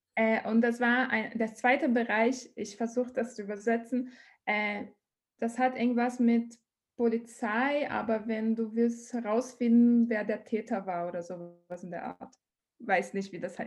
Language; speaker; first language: German; non-native, learner; Portuguese